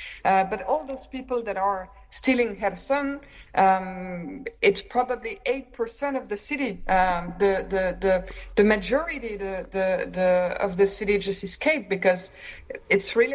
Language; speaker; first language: English; non-native, fluent; French